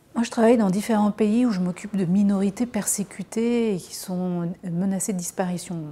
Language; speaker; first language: French; native; French